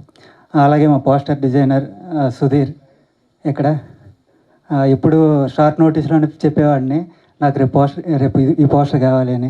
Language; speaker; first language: Telugu; native; Telugu